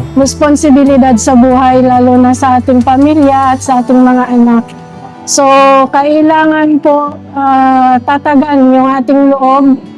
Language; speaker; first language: Filipino; non-native, local second language; Hiligaynon